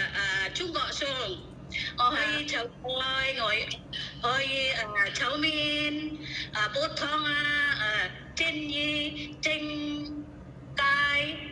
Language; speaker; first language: Cantonese; non-native, learner; Indonesian